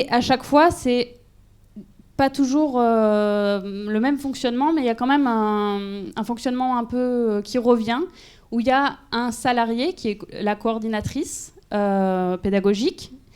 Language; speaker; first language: French; native; French